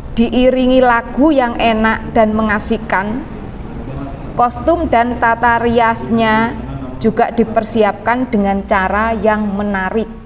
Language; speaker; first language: Malay; native; Malay